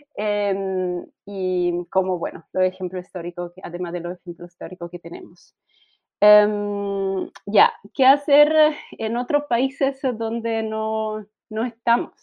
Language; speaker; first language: Spanish; non-native, fluent; Italian